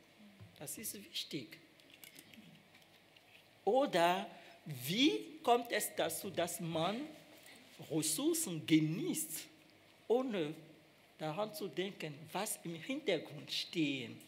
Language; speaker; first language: German; non-native, fluent; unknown